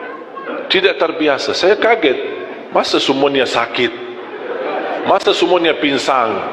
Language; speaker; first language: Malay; non-native, fluent; Arabic